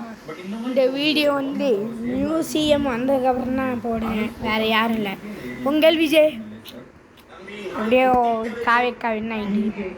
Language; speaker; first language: Tamil; native; Tamil